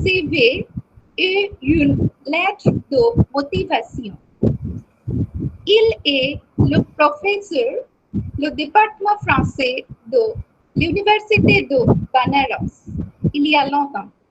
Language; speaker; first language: French; non-native, fluent; Bangla